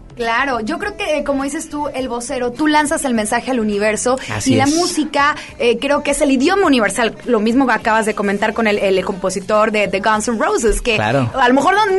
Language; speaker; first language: Spanish; native; Spanish